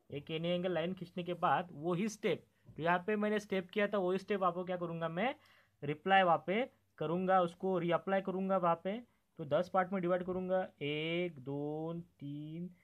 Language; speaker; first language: Hindi; non-native, local second language; Marathi